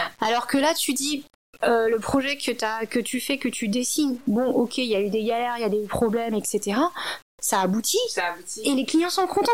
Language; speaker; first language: French; early bilingual, other home language; Min Nan Chinese